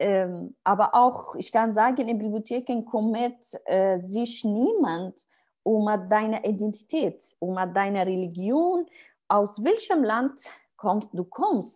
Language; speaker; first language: German; non-native, learner; Arabic